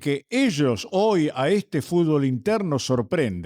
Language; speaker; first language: Spanish; native; Spanish